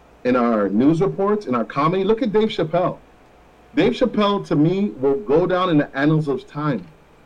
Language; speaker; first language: English; non-native, local second language; Jamaican Creole English